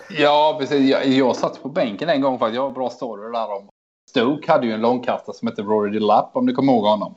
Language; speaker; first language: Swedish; native; Swedish